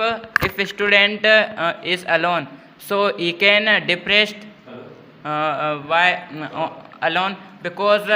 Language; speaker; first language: English; non-native, learner; Hindi